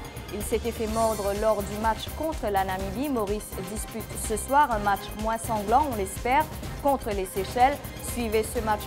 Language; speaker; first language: French; non-native, local second language; Morisyen